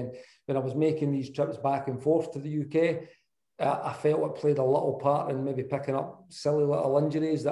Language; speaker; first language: English; native; English